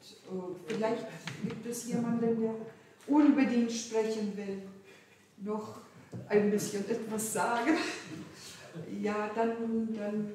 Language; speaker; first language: German; non-native, fluent; Ukrainian